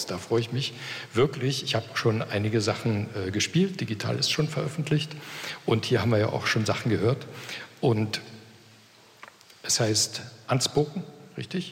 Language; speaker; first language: German; native; German